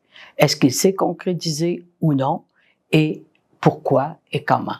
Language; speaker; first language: French; non-native, fluent; English